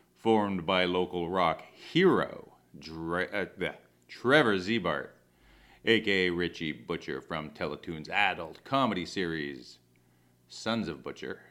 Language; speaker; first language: English; early bilingual, other home language; French